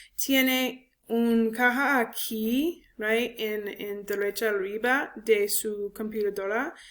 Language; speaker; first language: Spanish; non-native, learner; English